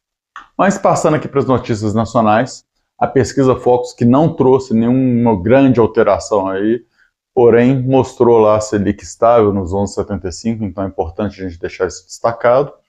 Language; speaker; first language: Portuguese; native; Portuguese